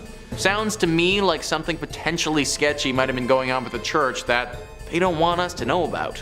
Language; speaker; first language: English; native; English